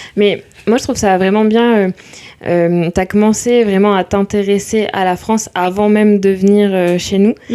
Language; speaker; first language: French; native; French